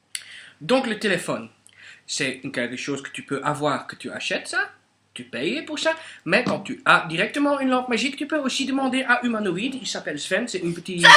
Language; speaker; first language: French; non-native, local second language; Dutch